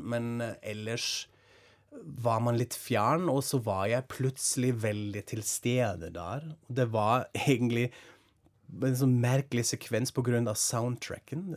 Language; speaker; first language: Norwegian; non-native, fluent; German